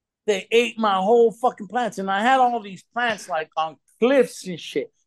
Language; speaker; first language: English; early bilingual, other home language; Spanish